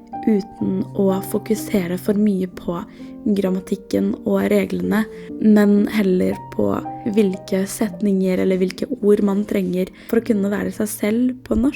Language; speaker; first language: Norwegian; non-native, fluent; French